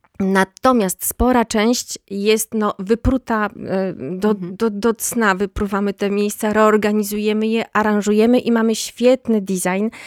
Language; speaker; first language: Polish; native; Polish